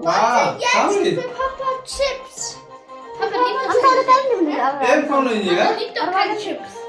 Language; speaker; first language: German; early bilingual, other home language; Amharic